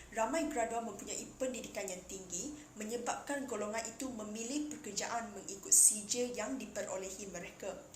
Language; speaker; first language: Malay; non-native, local second language; Chinese